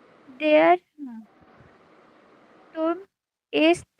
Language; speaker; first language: German; non-native, learner; Hindi